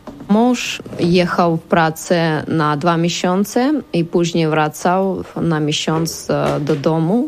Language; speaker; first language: Polish; non-native, learner; Ukrainian